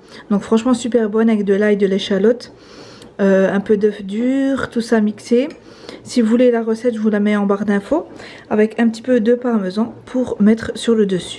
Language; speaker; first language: French; native; French